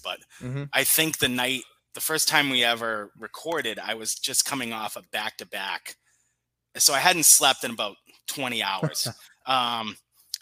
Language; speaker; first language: English; native; English